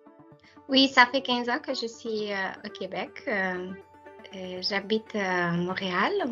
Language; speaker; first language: French; non-native, fluent; Ukrainian